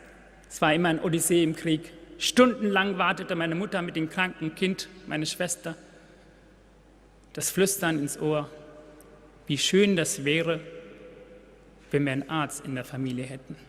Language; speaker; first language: German; non-native, fluent; Tamil